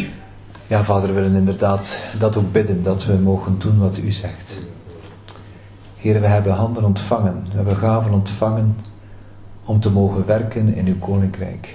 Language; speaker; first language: Dutch; native; Dutch